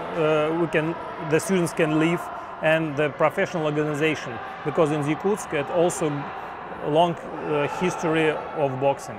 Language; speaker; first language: English; non-native, learner; Russian